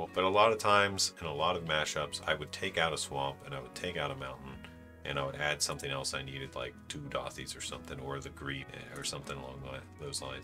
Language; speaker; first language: English; native; English